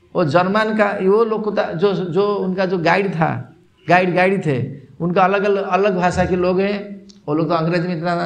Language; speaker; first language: Hindi; non-native, local second language; Odia